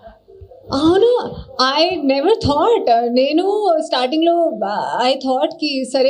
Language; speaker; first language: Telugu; non-native, learner; Hindi